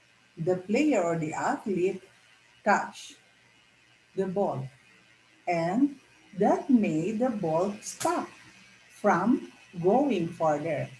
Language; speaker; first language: English; non-native, local second language; Filipino